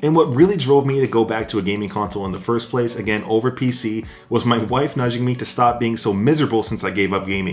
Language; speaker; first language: English; native; English